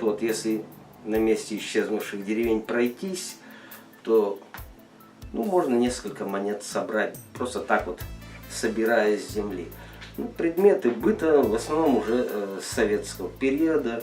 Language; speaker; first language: Russian; native; Russian